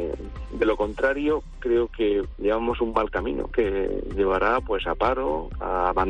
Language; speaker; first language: Spanish; native; Spanish